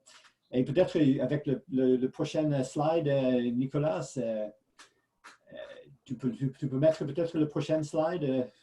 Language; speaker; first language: French; non-native, fluent; English